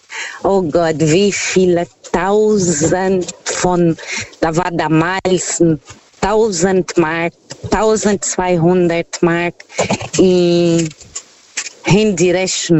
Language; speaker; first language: German; non-native, fluent; Portuguese